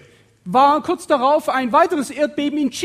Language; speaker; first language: German; native; German